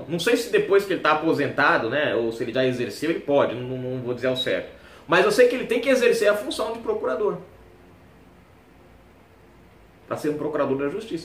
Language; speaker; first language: Portuguese; native; Portuguese